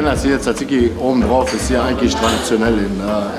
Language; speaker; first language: German; native; German